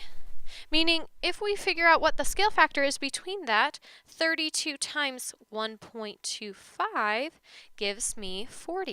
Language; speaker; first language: English; native; English